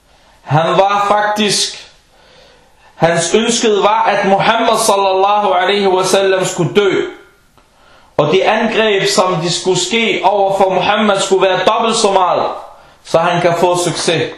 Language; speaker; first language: Danish; non-native, local second language; Arabic